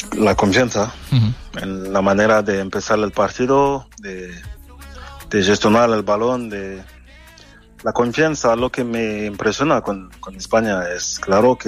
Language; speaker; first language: Spanish; non-native, fluent; French